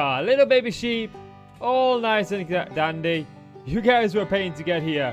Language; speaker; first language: English; native; English